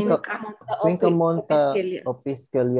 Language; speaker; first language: Finnish; non-native, learner; Russian